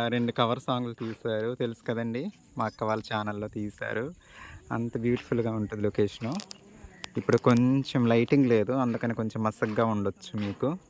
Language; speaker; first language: Telugu; native; Telugu